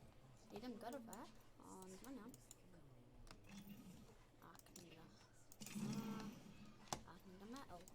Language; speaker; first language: Welsh; non-native, learner; English